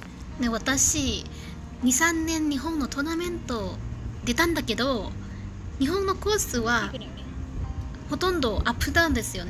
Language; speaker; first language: Japanese; non-native, learner; Thai